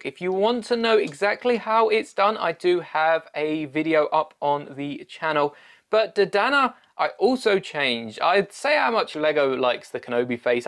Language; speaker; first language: English; native; English